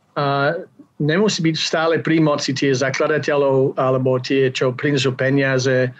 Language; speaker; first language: Slovak; non-native, fluent; English